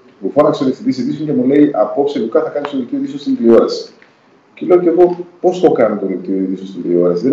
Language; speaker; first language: Greek; native; Greek